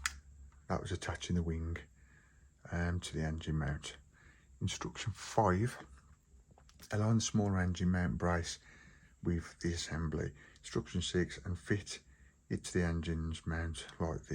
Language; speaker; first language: English; native; English